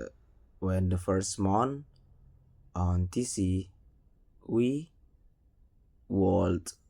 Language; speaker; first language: English; non-native, learner; Indonesian